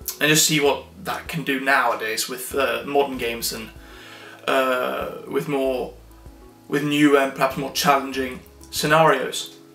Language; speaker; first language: English; non-native, fluent; Swedish